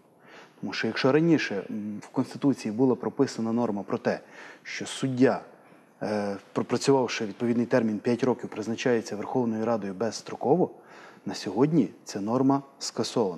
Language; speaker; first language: Ukrainian; native; Ukrainian